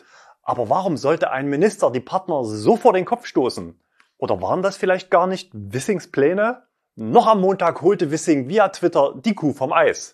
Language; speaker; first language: German; native; German